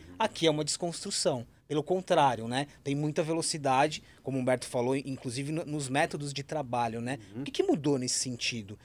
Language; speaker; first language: Portuguese; native; Portuguese